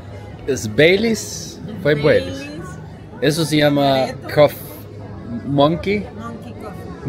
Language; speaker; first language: Spanish; non-native, learner; Swedish